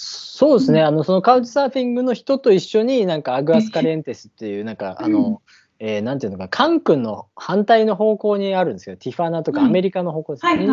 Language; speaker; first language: Japanese; native; Japanese